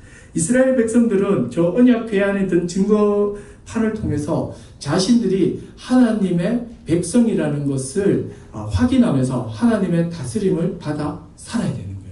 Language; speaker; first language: Korean; native; Korean